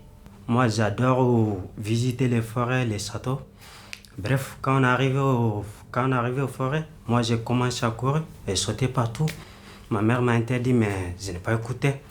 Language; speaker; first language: French; non-native, learner; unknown